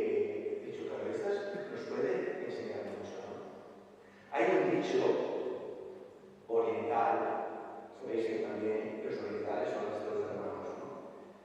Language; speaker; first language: Spanish; non-native, fluent; Italian